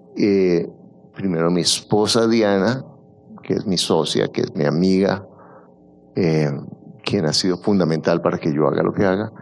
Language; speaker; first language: Spanish; native; Spanish